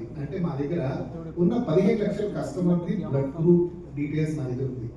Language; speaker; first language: Telugu; native; Telugu